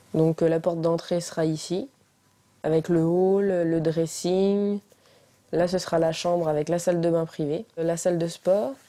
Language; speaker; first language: French; native; French